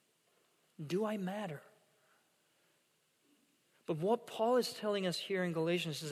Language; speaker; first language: English; non-native, fluent; Korean